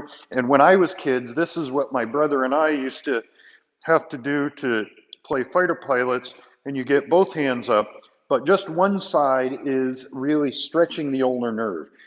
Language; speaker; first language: English; native; English